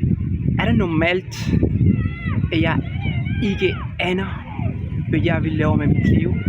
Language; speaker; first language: Danish; non-native, learner; Spanish